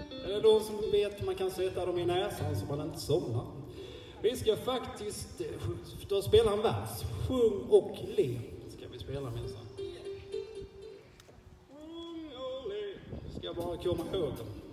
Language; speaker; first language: Swedish; native; Swedish